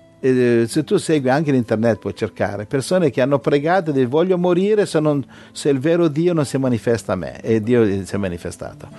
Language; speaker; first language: Italian; native; Italian